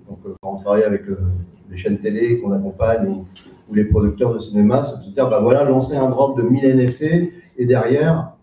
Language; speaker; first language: French; native; French